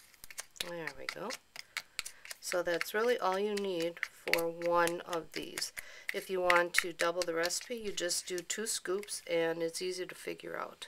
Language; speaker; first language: English; native; English